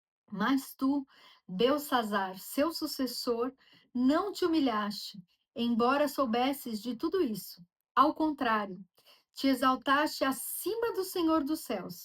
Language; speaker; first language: Portuguese; native; Portuguese